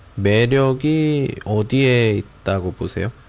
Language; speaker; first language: Korean; native; Korean